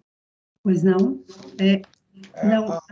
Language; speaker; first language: Portuguese; native; Portuguese